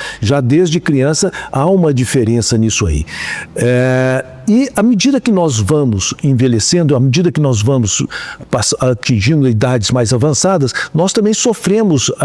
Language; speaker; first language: Portuguese; native; Portuguese